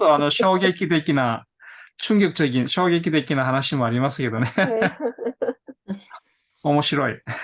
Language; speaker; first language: Japanese; non-native, fluent; Korean